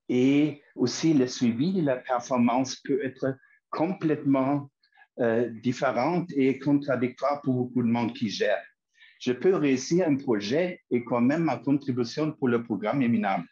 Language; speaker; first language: French; non-native, fluent; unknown